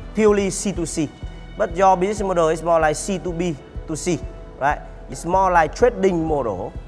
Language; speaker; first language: English; non-native, fluent; Vietnamese